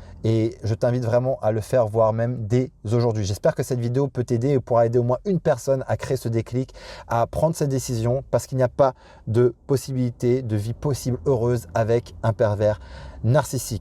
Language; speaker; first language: French; native; French